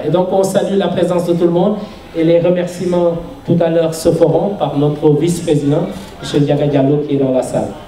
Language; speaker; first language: French; non-native, local second language; Wolof